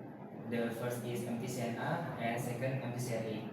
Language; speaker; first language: English; non-native, learner; Indonesian